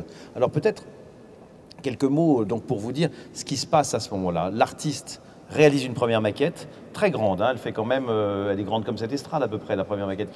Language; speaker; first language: French; native; French